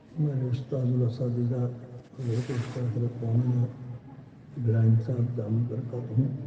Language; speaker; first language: Urdu; non-native, local second language; Gujarati